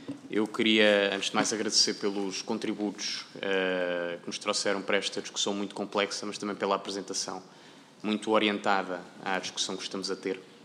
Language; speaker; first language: Portuguese; native; Portuguese